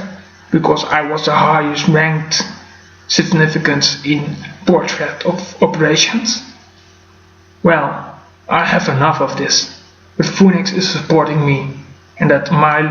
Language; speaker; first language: English; non-native, fluent; Dutch